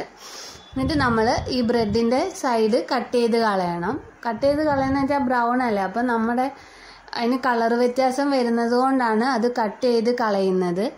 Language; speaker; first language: Malayalam; early bilingual, heritage; Malayalam